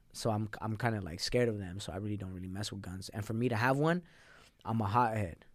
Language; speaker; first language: English; early bilingual, other home language; Spanish